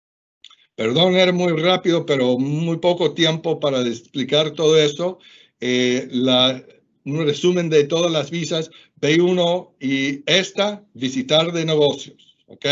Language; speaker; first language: Spanish; non-native, fluent; English